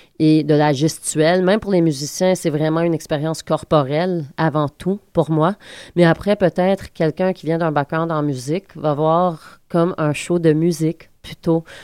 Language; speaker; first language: French; native; French